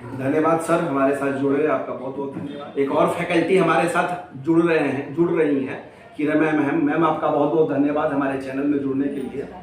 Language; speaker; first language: Hindi; native; Hindi